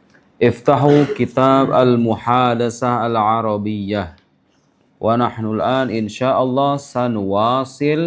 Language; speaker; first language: Arabic; non-native, fluent; Indonesian